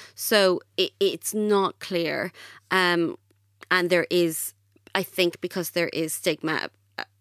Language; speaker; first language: English; native; English